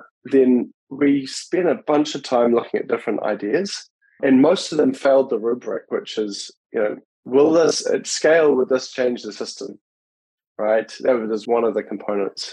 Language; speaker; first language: English; native; English